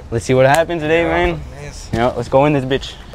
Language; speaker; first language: English; native; English